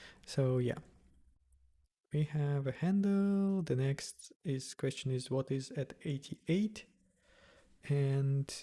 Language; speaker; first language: English; non-native, fluent; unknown